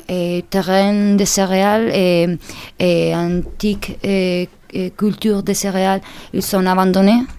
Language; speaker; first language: French; non-native, learner; Spanish